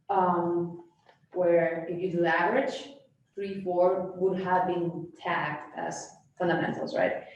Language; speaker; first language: English; non-native, fluent; Spanish